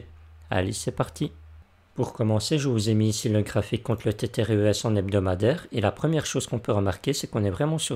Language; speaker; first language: French; native; French